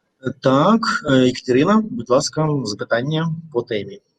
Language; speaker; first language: Ukrainian; non-native, fluent; Russian